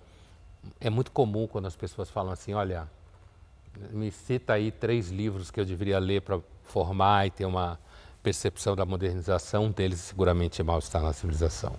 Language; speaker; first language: Portuguese; native; Portuguese